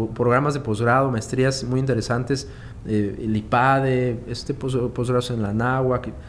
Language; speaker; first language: Spanish; native; Spanish